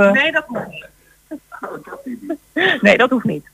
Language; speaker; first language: Dutch; native; Dutch